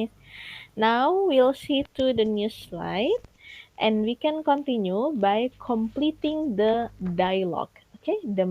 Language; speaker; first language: English; non-native, fluent; Indonesian